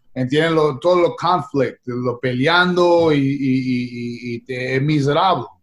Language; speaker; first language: Spanish; early bilingual, heritage; Spanish